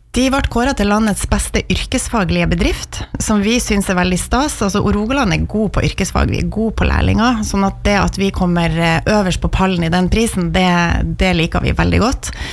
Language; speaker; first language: Norwegian; native; Norwegian